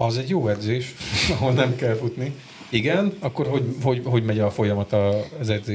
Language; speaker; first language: Hungarian; native; Hungarian